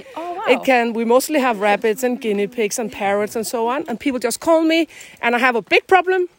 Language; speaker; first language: English; non-native, fluent; Danish